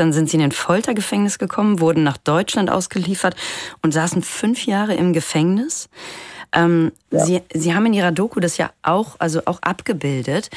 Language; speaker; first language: German; native; German